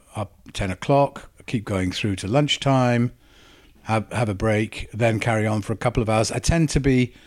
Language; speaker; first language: English; native; English